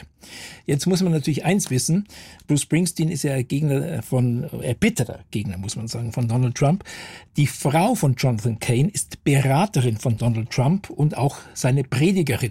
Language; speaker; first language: German; native; German